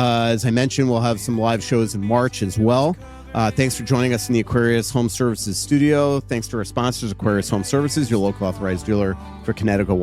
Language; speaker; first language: English; native; English